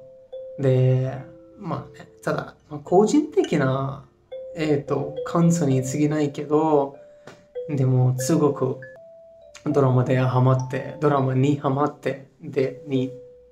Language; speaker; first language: Japanese; non-native, fluent; Hindi